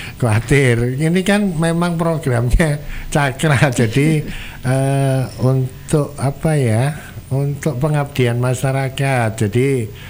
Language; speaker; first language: Indonesian; non-native, local second language; Javanese